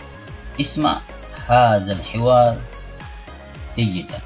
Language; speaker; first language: Arabic; non-native, fluent; Indonesian